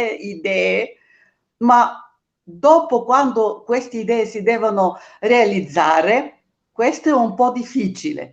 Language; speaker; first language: Italian; non-native, fluent; Bulgarian